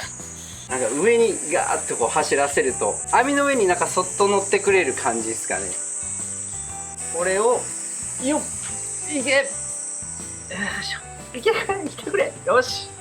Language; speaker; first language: Japanese; native; Japanese